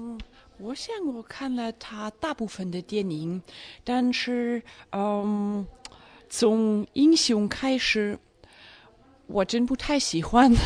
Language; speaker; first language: Chinese; non-native, fluent; German